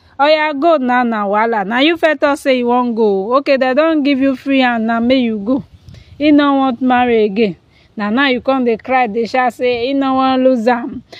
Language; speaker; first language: Nigerian Pidgin; non-native, local second language; Yoruba